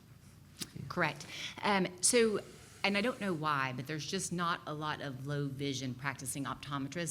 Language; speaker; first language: English; native; English